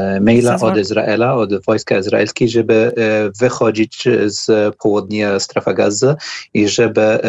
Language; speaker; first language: Polish; non-native, learner; Arabic